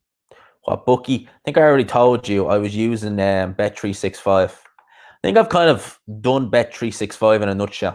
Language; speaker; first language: English; native; English